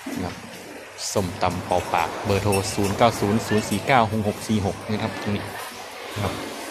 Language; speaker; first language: Thai; native; Thai